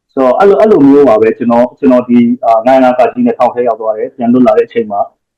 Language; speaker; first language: Burmese; native; Burmese